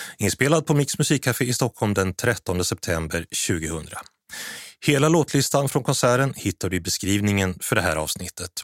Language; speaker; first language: Swedish; native; Swedish